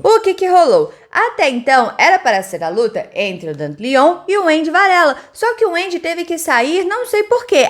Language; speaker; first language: Portuguese; native; Portuguese